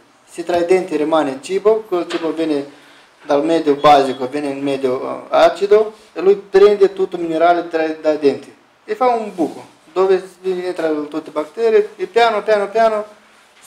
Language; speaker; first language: Italian; non-native, learner; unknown